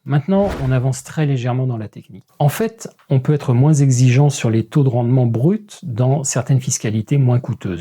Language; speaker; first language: French; native; French